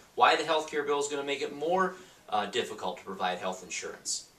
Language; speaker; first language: English; native; English